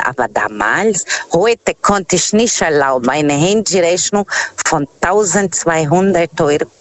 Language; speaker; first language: German; non-native, fluent; Portuguese